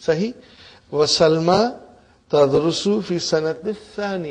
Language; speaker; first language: Arabic; non-native, fluent; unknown